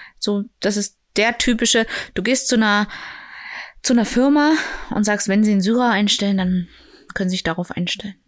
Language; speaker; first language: German; native; German